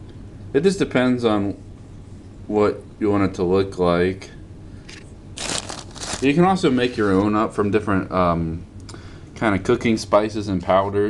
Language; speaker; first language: English; native; English